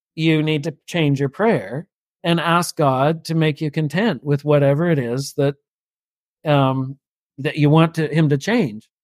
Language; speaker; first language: English; native; English